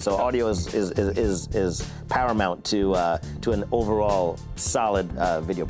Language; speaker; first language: English; native; English